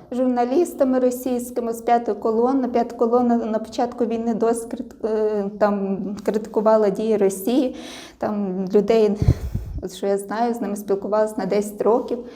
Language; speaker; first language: Ukrainian; non-native, local second language; Russian